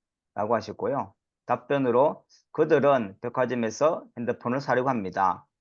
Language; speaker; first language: Korean; native; Korean